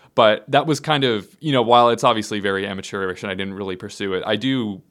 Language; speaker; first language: English; native; English